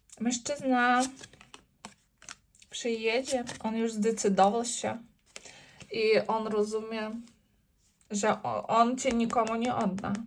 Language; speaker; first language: Polish; non-native, learner; Ukrainian